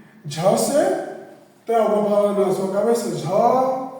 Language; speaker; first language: Portuguese; non-native, fluent; Hindi